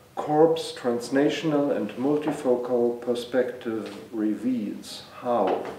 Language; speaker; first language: English; non-native, fluent; German